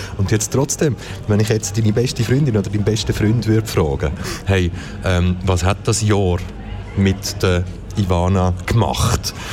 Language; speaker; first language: German; native; German